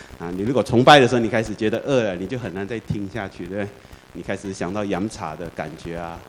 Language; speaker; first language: Chinese; native; Chinese